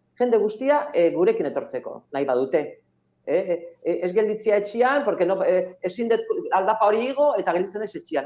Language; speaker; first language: Basque; non-native, local second language; Spanish